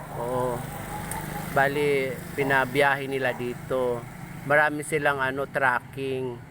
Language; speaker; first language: Filipino; non-native, local second language; Cebuano